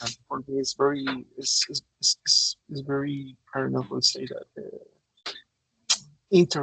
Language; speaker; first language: English; non-native, learner; Spanish